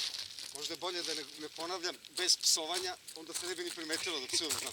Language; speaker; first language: Bosnian; native; Bosnian